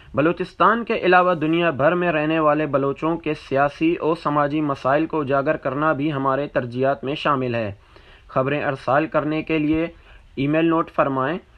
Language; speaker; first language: Urdu; non-native, local second language; Baluchi